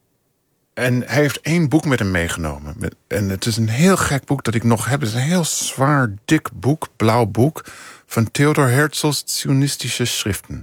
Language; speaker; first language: Dutch; non-native, fluent; English